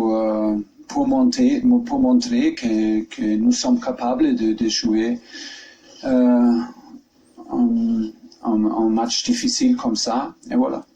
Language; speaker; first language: French; non-native, learner; German